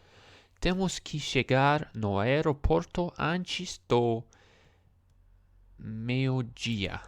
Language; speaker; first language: Portuguese; non-native, learner; English